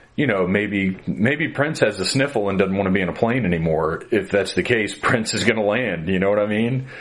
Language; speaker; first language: English; native; English